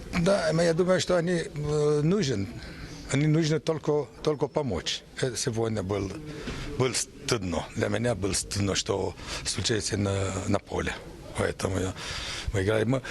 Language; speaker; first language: Russian; non-native, learner; Romanian